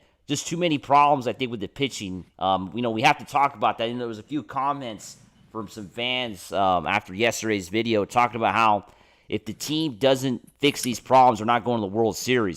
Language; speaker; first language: English; native; English